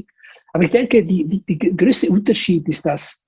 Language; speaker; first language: German; non-native, local second language; Italian